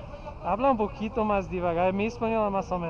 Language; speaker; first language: Spanish; non-native, learner; English